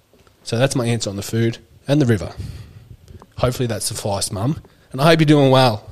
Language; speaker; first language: English; native; English